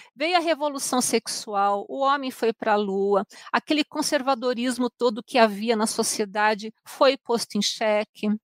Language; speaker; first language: Portuguese; native; Portuguese